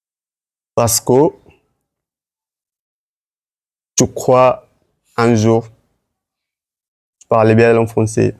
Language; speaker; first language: French; non-native, learner; Swahili